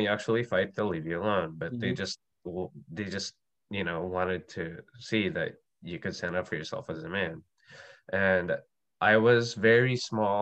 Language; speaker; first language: English; non-native, local second language; Filipino